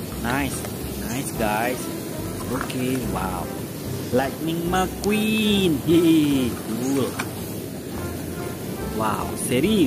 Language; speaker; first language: English; non-native, learner; Indonesian